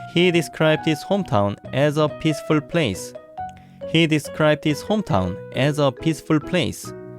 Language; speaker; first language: English; non-native, fluent; Korean